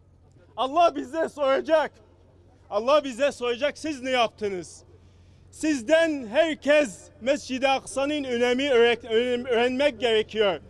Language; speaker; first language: Turkish; non-native, fluent; Arabic